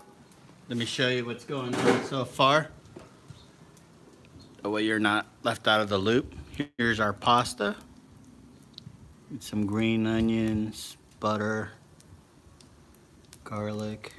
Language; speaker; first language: English; native; English